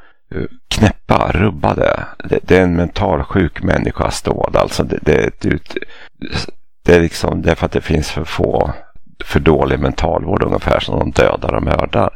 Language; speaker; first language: Swedish; native; Swedish